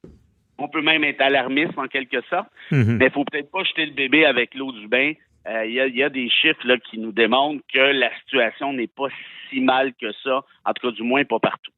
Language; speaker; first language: French; native; French